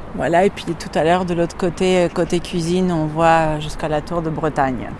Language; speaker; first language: French; non-native, fluent; Spanish